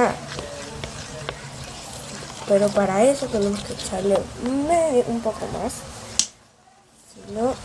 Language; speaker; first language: Spanish; native; Spanish